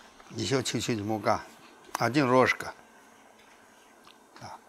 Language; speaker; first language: Russian; non-native, learner; Chinese